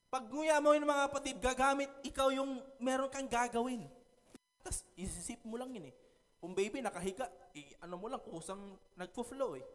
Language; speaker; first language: Filipino; non-native, local second language; Cebuano